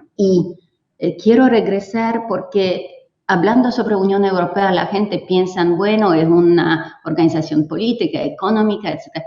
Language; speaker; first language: Spanish; non-native, fluent; Polish